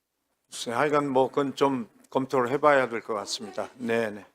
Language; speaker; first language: Korean; native; Korean